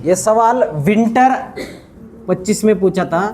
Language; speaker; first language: Hindi; non-native, local second language; Marathi